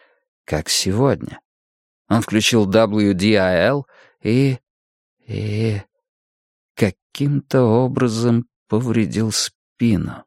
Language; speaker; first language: Russian; native; Russian